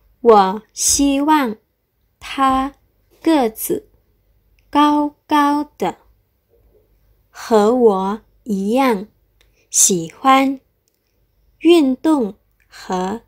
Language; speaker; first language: Chinese; non-native, fluent; Indonesian